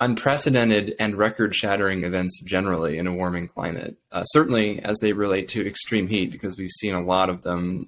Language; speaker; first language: English; native; English